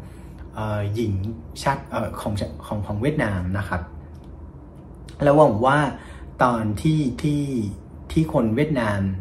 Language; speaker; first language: Thai; non-native, fluent; Vietnamese